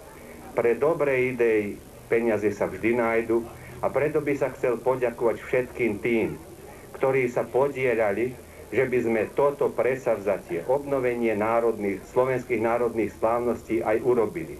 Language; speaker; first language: Slovak; native; Slovak